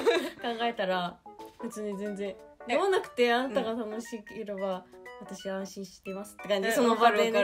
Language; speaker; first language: Japanese; native; Japanese